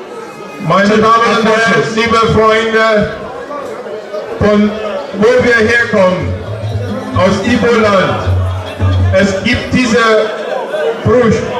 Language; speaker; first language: German; non-native, fluent; Igbo